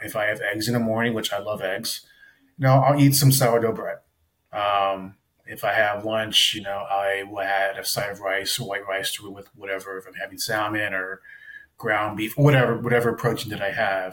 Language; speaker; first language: English; native; English